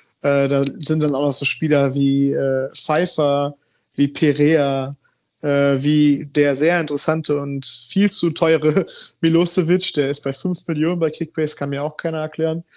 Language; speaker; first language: German; native; German